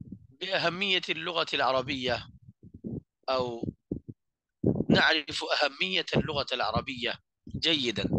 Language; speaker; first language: Arabic; non-native, fluent; Bangla